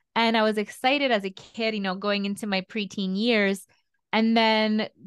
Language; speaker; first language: English; early bilingual, other home language; Russian